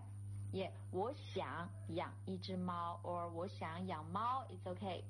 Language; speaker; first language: English; non-native, fluent; Chinese